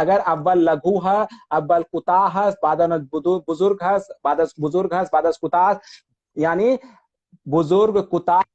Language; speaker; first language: Persian; non-native, fluent; Hindi